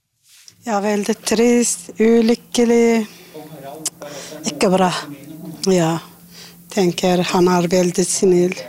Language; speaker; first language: Norwegian; non-native, learner; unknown